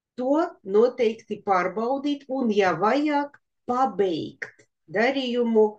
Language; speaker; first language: Latvian; non-native, local second language; Russian